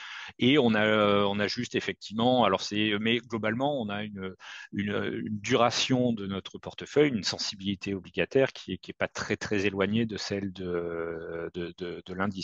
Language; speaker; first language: French; native; French